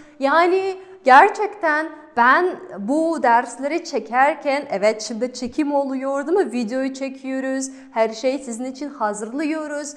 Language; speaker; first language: Turkish; non-native, fluent; Kazakh